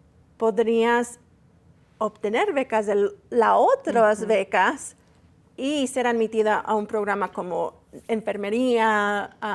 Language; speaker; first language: Spanish; early bilingual, heritage; Spanish